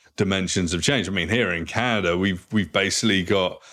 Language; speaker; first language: English; native; English